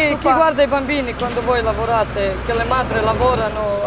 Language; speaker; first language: Italian; non-native, learner; Serbian